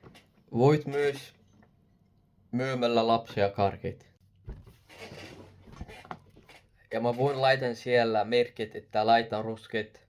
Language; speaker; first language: Finnish; non-native, learner; Arabic